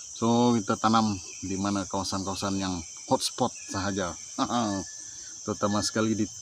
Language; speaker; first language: Malay; non-native, local second language; Iban